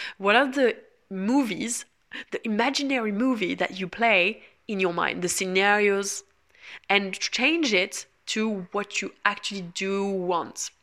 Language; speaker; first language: English; non-native, fluent; French